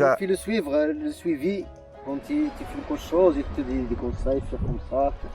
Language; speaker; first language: French; non-native, learner; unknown